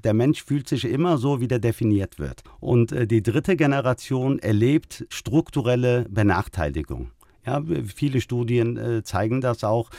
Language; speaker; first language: German; early bilingual, other home language; Turkish